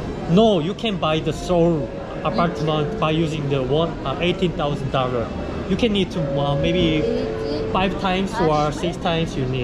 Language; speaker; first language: English; non-native, learner; Korean